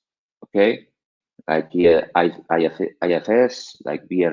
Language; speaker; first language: English; non-native, learner; Spanish